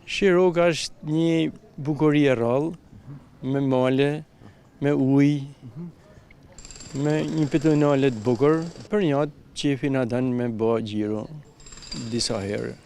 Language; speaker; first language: Albanian; native; Albanian